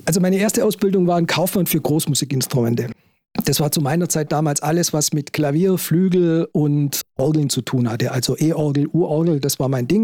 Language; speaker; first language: German; native; German